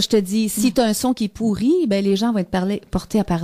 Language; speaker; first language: French; native; French